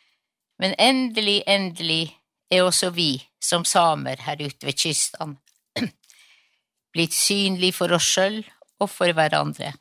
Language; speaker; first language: Norwegian; non-native, local second language; Northern Sami